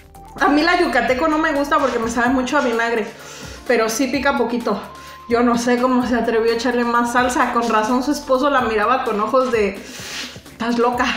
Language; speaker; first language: Spanish; native; Spanish